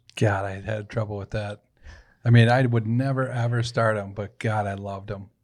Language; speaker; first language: English; native; English